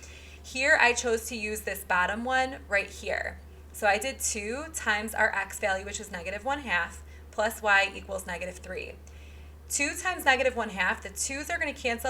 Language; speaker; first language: English; native; English